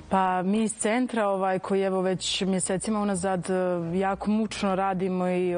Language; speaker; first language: Serbian; native; Serbian